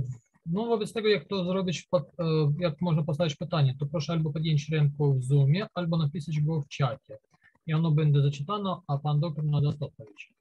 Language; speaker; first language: Polish; non-native, learner; Ukrainian